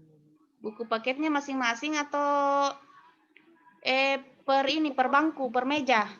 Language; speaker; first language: Indonesian; non-native, local second language; Buginese